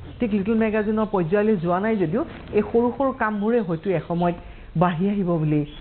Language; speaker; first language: Assamese; native; Assamese